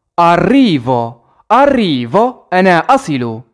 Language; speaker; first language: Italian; non-native, fluent; Arabic